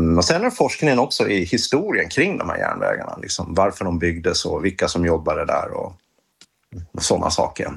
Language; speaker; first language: Swedish; native; Swedish